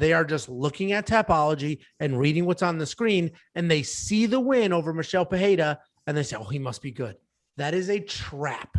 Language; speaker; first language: English; native; English